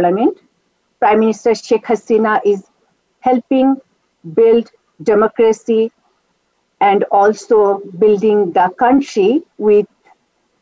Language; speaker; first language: English; non-native, local second language; Bangla